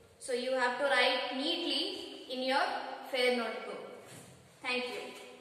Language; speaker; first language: English; non-native, local second language; Kannada